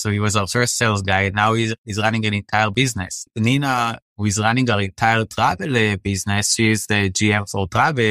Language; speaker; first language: English; non-native, fluent; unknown